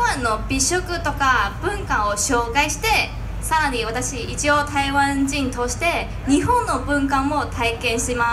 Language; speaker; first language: Japanese; non-native, fluent; Chinese